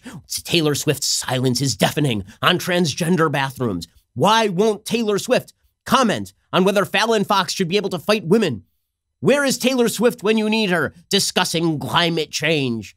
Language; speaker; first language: English; native; English